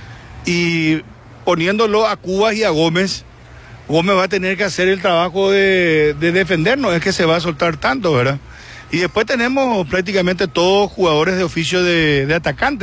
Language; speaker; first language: Spanish; native; Spanish